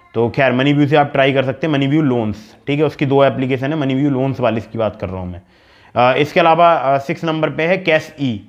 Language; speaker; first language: Hindi; native; Hindi